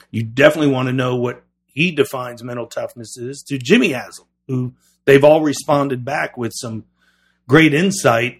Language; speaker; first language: English; native; English